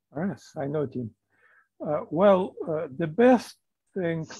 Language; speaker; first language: English; non-native, fluent; Ukrainian